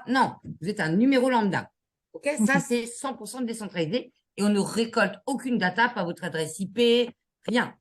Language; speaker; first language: French; native; French